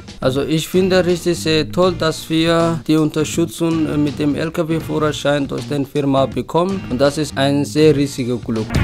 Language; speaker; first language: German; non-native, learner; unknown